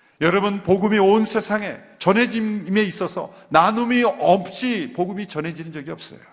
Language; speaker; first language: Korean; native; Korean